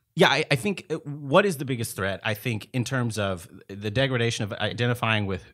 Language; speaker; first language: English; native; English